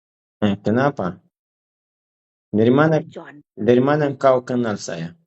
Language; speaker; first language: Malay; native; Malay